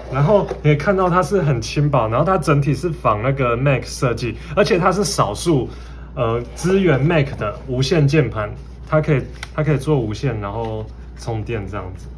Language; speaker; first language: Chinese; native; Chinese